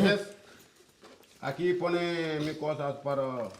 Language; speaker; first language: Spanish; non-native, learner; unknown